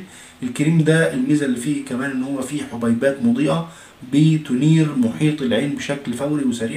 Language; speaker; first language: Arabic; native; Arabic